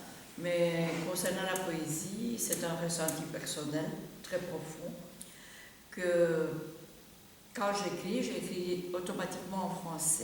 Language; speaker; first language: French; non-native, fluent; Romanian